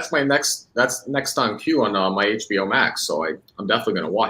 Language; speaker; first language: English; native; English